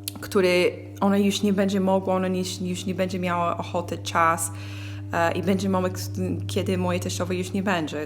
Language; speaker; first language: Polish; non-native, learner; English